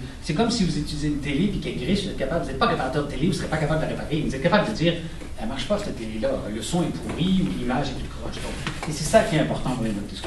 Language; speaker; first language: French; native; French